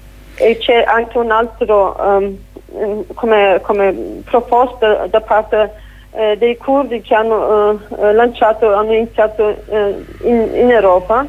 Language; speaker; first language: Italian; non-native, fluent; Kurdish